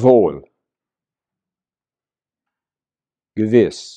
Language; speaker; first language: German; non-native, learner; English